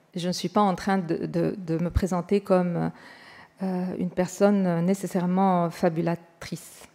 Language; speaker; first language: French; non-native, fluent; Arabic